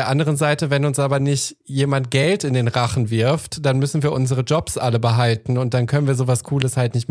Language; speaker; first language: German; native; German